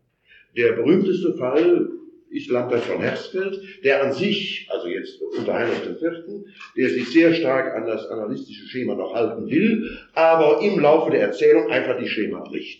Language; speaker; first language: German; native; German